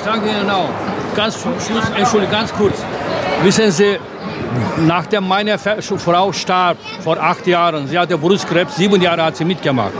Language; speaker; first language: German; non-native, fluent; Turkish